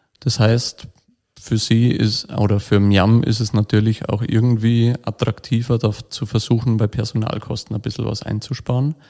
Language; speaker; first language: German; native; German